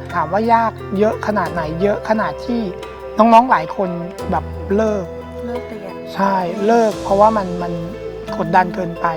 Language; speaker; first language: Thai; native; Thai